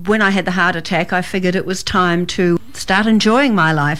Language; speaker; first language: English; native; English